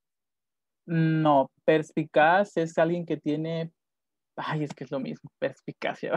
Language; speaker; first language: Spanish; native; Spanish